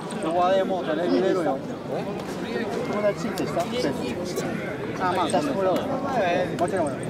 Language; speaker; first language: Japanese; non-native, learner; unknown